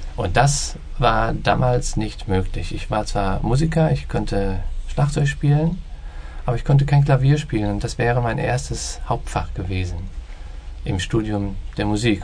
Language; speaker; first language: German; native; German